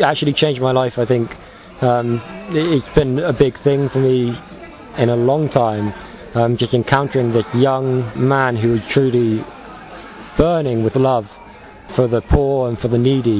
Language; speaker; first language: English; native; English